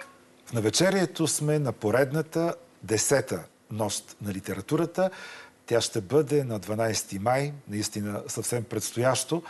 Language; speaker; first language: Bulgarian; native; Bulgarian